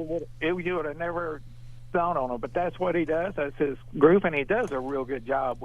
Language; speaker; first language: English; native; English